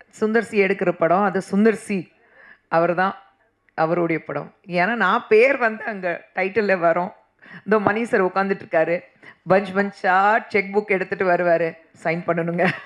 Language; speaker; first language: Tamil; non-native, fluent; Hindi